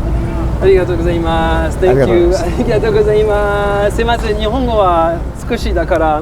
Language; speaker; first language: Japanese; non-native, learner; French